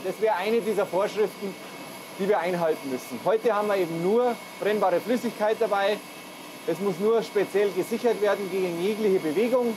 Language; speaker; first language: German; native; German